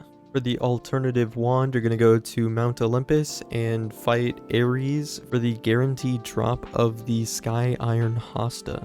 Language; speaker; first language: English; native; English